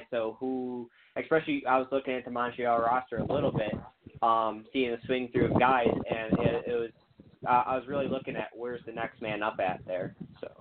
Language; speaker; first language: English; native; English